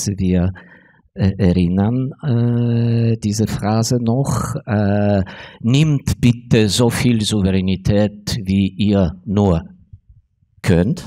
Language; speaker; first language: German; non-native, fluent; Ukrainian